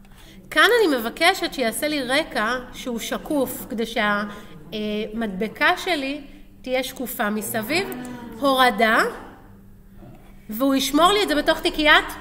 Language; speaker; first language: Hebrew; native; Hebrew